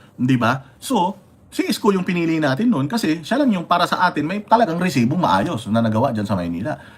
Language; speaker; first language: Filipino; non-native, local second language; Iloko